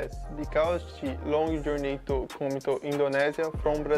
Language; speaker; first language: English; non-native, learner; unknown